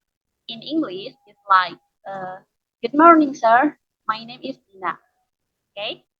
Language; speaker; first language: English; non-native, learner; Indonesian